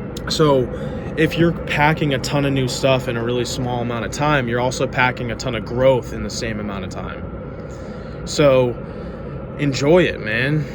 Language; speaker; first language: English; native; English